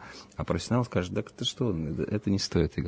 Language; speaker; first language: Russian; native; Russian